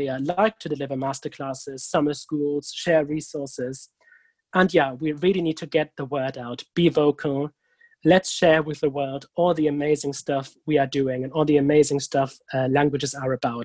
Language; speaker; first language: English; non-native, fluent; German